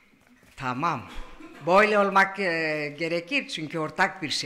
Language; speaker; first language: Turkish; non-native, fluent; Greek